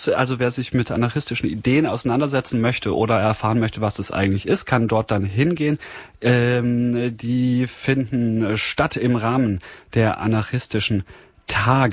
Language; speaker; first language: German; native; German